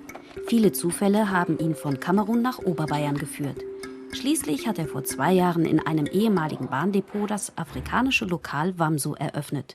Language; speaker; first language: German; native; German